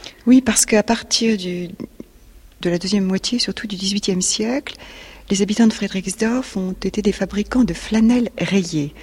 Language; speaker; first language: French; native; French